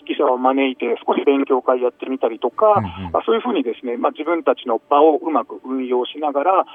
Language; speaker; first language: Japanese; native; Japanese